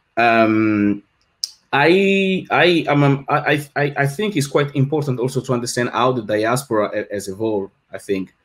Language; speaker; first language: English; non-native, fluent; French